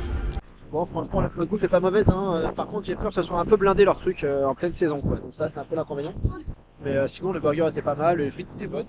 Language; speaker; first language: French; native; French